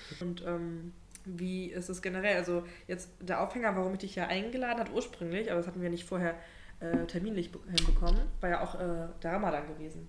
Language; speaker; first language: German; native; German